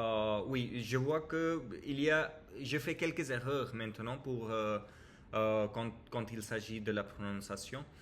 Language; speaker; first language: French; non-native, learner; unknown